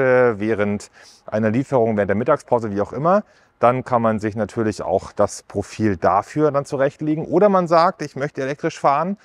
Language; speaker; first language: German; native; German